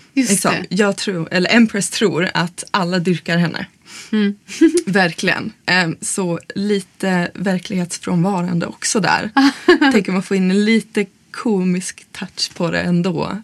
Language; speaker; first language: Swedish; native; Swedish